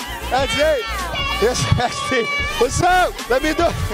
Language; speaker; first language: English; non-native, fluent; Portuguese